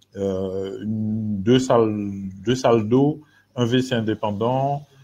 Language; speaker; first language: French; native; French